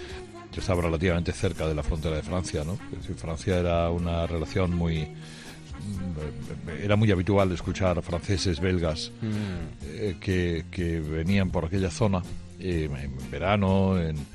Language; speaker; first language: Spanish; native; Spanish